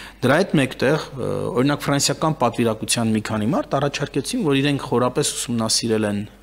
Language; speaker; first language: Armenian; early bilingual, heritage; Armenian